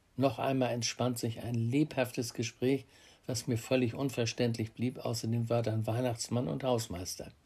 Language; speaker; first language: German; native; German